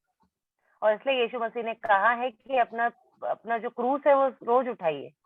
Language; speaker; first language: Hindi; native; Hindi